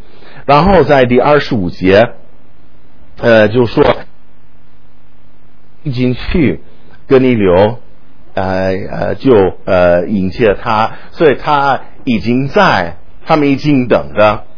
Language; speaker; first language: Chinese; non-native, fluent; English